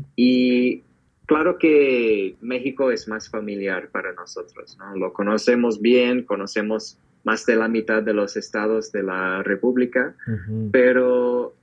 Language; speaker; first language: Spanish; non-native, fluent; English